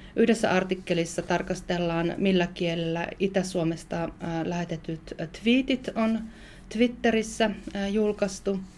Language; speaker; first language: Finnish; native; Finnish